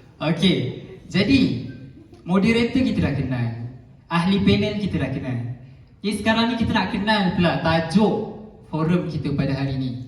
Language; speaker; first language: Malay; native; Malay